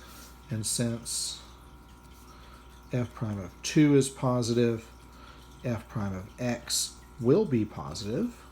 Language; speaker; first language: English; native; English